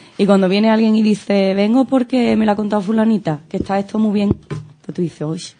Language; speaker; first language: Spanish; native; Spanish